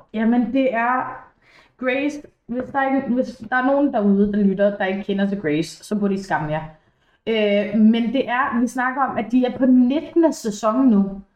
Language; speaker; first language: Danish; early bilingual, other home language; English